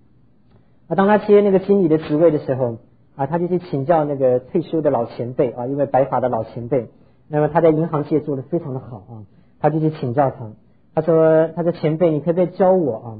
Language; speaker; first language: Chinese; native; Chinese